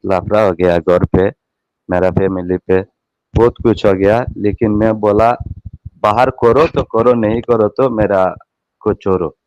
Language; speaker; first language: Hindi; non-native, learner; Bangla